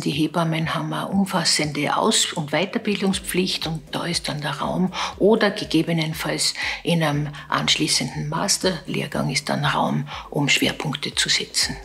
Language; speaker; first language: German; native; German